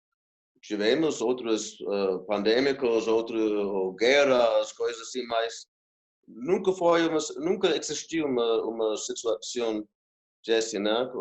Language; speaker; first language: Portuguese; non-native, fluent; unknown